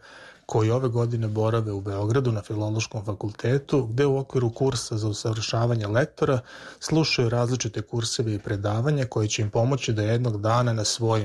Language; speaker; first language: Serbian; native; Serbian